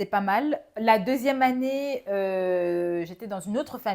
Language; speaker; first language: French; non-native, local second language; Bambara